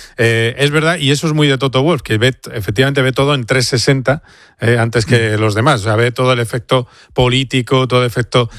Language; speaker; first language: Spanish; native; Spanish